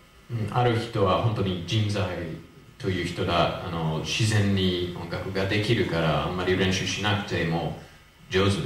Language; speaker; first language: Japanese; non-native, fluent; English